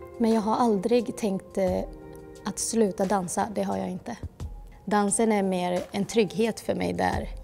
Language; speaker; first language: Swedish; early bilingual, other home language; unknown